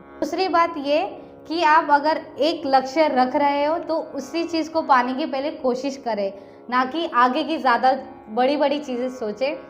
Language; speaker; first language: Hindi; non-native, local second language; Nepali